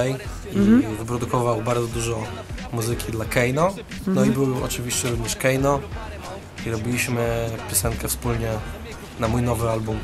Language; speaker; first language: Polish; native; Polish